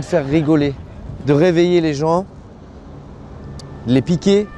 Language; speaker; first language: French; native; French